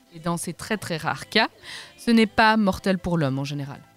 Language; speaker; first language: French; native; French